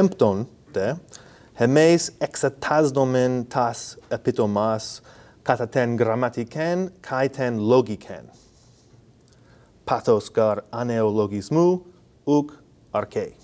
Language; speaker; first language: Greek; non-native, fluent; English